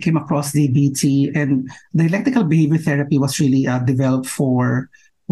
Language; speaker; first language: English; non-native, local second language; Filipino